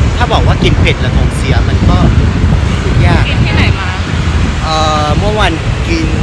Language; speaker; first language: Thai; non-native, fluent; Vietnamese